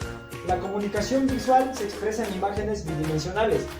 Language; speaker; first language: Spanish; native; Spanish